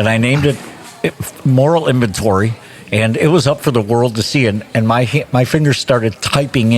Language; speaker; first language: English; native; English